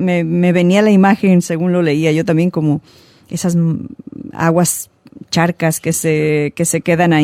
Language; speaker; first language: Spanish; native; Spanish